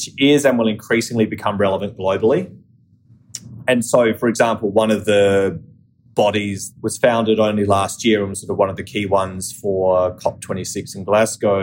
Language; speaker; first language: English; native; English